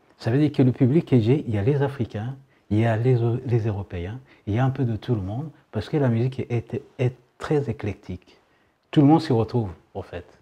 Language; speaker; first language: French; non-native, local second language; Kinyarwanda